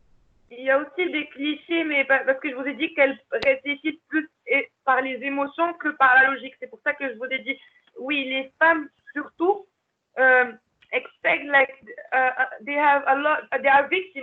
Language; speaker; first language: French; non-native, local second language; Arabic